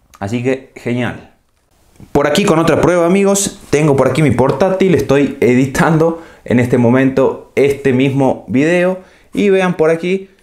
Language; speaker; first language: Spanish; native; Spanish